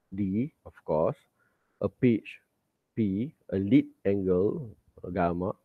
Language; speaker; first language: English; non-native, local second language; Malay